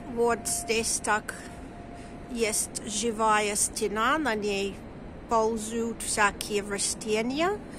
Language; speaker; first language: Russian; non-native, learner; English